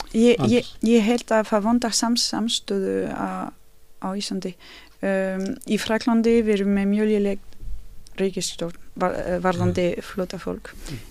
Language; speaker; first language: Icelandic; non-native, fluent; Bosnian